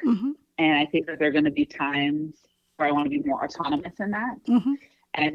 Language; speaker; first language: English; native; English